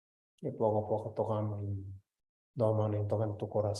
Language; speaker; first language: Spanish; non-native, learner; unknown